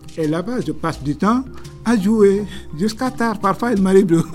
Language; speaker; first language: French; non-native, local second language; Wolof